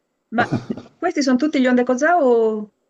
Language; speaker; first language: Italian; native; Italian